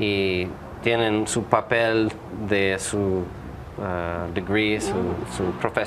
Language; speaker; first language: Spanish; non-native, fluent; English